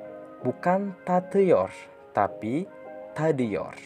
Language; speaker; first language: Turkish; non-native, fluent; Indonesian